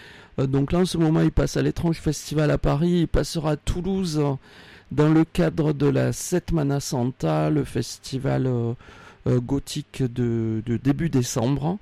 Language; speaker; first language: French; native; French